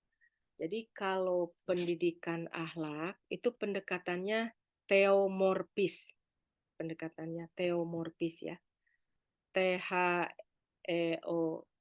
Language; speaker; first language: Indonesian; native; Indonesian